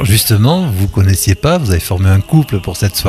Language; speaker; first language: French; native; French